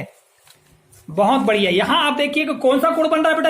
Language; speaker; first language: Hindi; native; Hindi